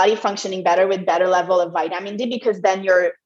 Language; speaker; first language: English; non-native, fluent; French